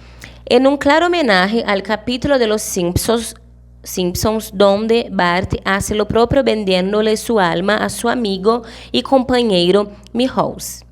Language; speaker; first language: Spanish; non-native, fluent; Portuguese